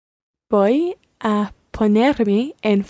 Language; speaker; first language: Spanish; non-native, learner; English